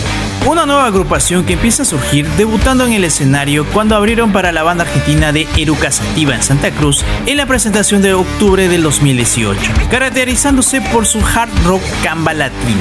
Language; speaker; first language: Spanish; native; Spanish